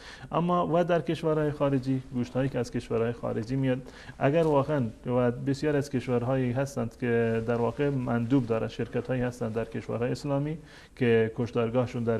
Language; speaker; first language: Persian; native; Persian